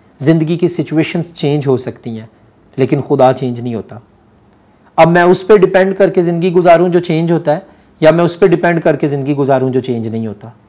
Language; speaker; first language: Urdu; non-native, local second language; Punjabi